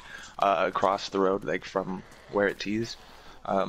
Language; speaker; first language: English; native; English